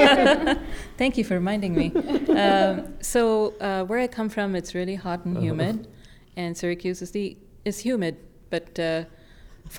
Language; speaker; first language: English; non-native, local second language; Tamil